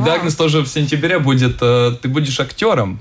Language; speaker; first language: Russian; non-native, local second language; Latvian